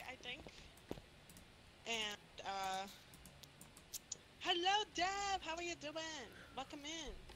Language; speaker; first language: English; non-native, fluent; Spanish